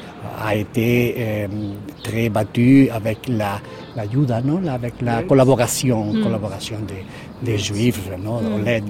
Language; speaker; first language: French; non-native, fluent; Spanish